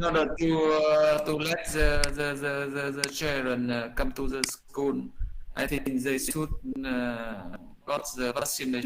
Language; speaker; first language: English; non-native, learner; Vietnamese